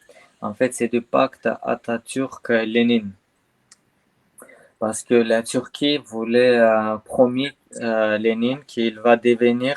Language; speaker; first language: French; non-native, learner; Armenian